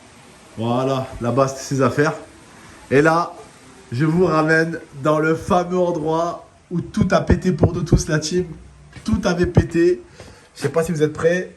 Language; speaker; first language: French; native; French